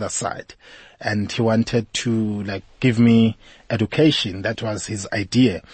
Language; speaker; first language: English; non-native, local second language; Zulu